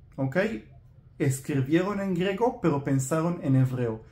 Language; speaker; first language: Spanish; non-native, fluent; Hebrew